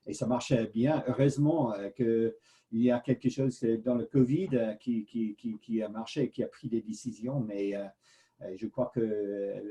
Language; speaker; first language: French; non-native, fluent; English